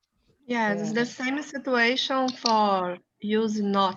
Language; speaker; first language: English; non-native, learner; Portuguese